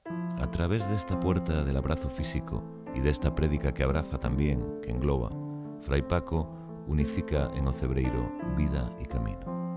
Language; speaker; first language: Spanish; native; Spanish